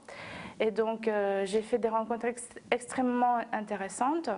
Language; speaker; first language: French; non-native, fluent; Romanian